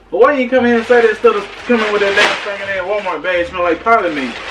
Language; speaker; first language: English; native; English